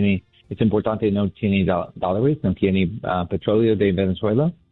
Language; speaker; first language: Spanish; non-native, learner; English